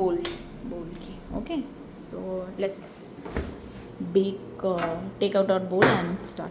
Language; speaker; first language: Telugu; non-native, learner; Marathi